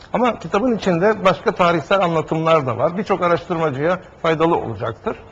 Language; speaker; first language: Turkish; native; Turkish